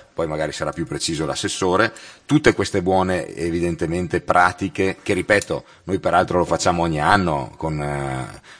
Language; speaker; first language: Italian; native; Italian